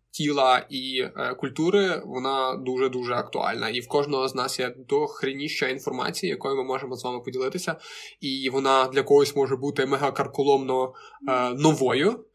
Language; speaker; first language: Ukrainian; native; Ukrainian